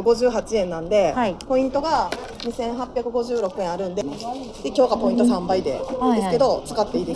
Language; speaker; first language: Japanese; native; Japanese